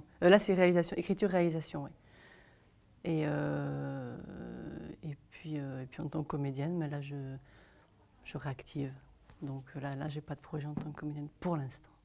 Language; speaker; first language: French; native; French